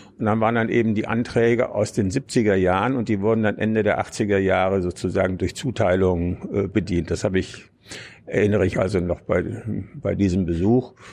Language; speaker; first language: German; native; German